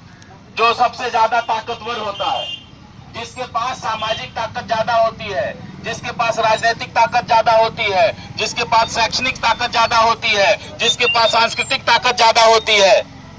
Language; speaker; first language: Hindi; non-native, local second language; Bhojpuri